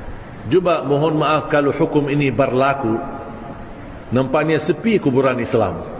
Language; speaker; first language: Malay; non-native, fluent; Arabic